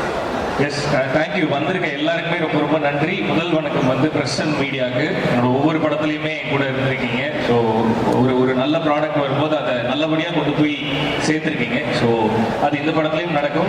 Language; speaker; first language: Tamil; native; Tamil